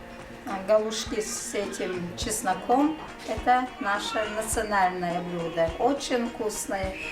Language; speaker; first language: Russian; non-native, local second language; Chechen